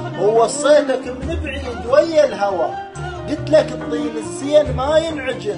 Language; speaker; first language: Arabic; native; Arabic